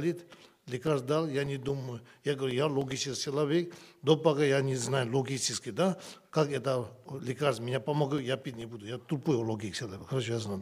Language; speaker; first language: Russian; non-native, learner; Tibetan